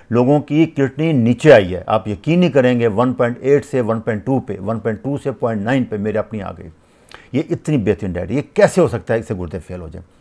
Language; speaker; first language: Urdu; native; Urdu